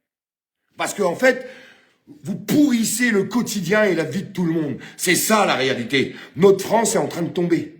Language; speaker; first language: French; native; French